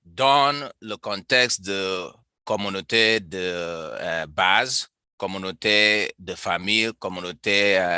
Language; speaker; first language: French; non-native, learner; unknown